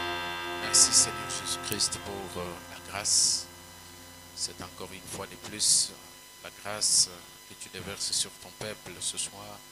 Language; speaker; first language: French; non-native, local second language; Swahili